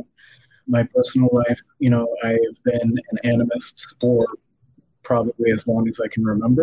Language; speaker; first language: English; native; English